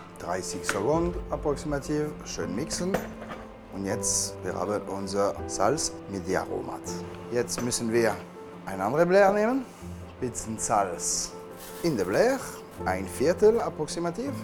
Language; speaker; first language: German; non-native, learner; French